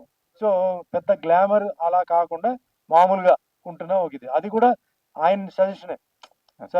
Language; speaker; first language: Telugu; native; Telugu